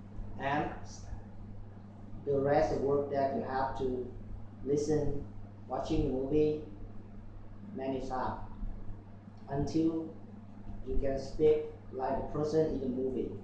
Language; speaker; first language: English; non-native, learner; Vietnamese